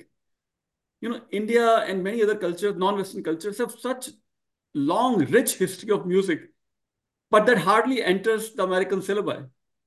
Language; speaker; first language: English; non-native, local second language; Marwari